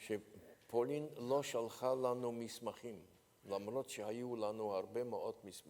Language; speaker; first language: Hebrew; non-native, fluent; Polish